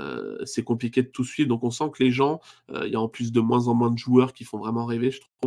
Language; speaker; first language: French; native; French